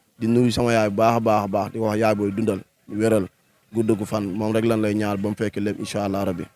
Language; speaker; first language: Wolof; native; Wolof